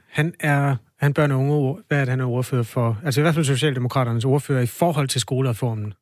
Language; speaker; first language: Danish; native; Danish